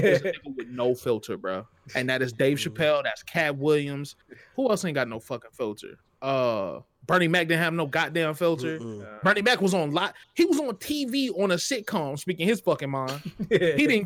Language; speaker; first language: English; native; English